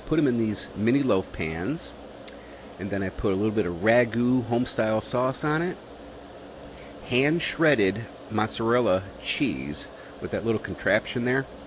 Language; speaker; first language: English; native; English